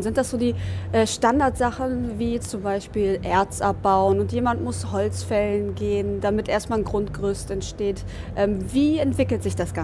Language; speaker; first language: German; native; German